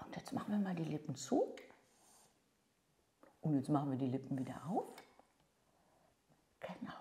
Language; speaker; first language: German; native; German